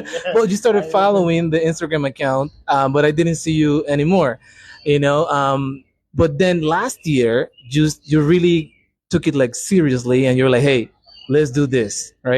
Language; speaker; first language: English; non-native, fluent; Spanish